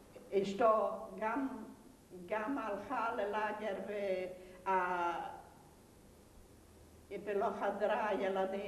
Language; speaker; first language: Hebrew; non-native, fluent; Yiddish